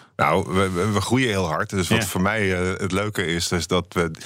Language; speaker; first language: Dutch; native; Dutch